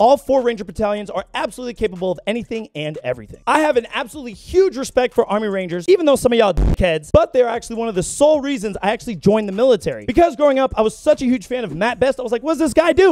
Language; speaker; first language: English; native; English